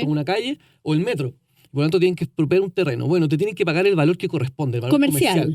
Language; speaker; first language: Spanish; native; Spanish